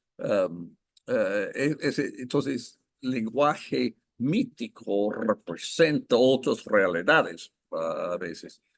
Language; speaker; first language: Spanish; non-native, fluent; English